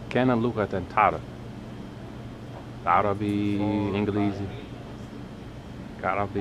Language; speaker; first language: Arabic; non-native, learner; English